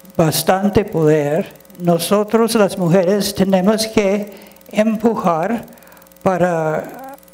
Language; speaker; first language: Spanish; non-native, fluent; English